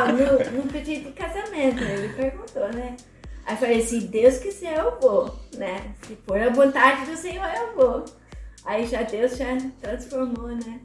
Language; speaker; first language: Portuguese; non-native, fluent; German